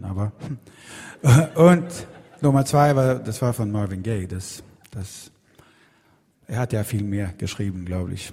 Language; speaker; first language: German; non-native, fluent; Swedish